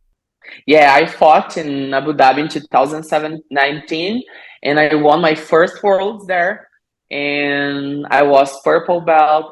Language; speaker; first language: English; non-native, learner; Portuguese